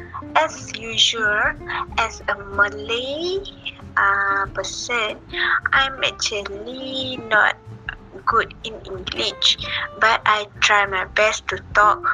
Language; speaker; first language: English; non-native, learner; Malay